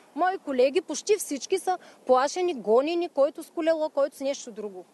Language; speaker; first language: Bulgarian; native; Bulgarian